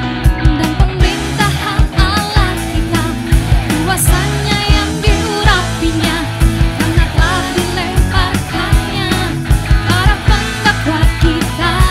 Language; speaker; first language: Indonesian; native; Indonesian